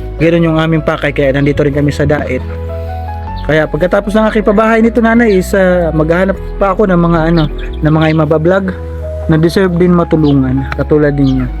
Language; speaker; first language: Filipino; non-native, local second language; Waray